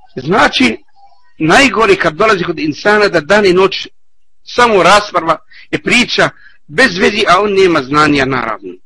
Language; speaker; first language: Bosnian; non-native, learner; Arabic